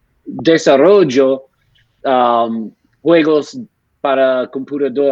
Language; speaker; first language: Spanish; non-native, learner; English